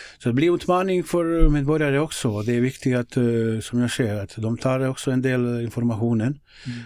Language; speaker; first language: Swedish; non-native, fluent; Bosnian